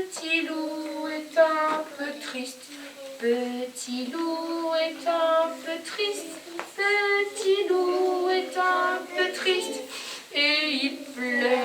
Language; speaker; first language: French; native; French